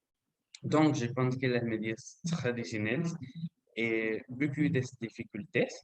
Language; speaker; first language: French; non-native, learner; Spanish